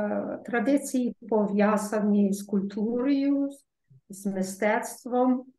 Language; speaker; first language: Ukrainian; early bilingual, heritage; Ukrainian